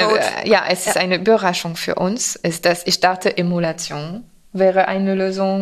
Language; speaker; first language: German; non-native, fluent; French